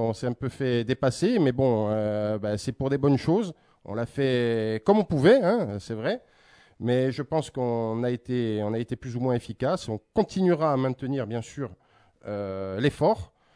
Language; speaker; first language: French; native; French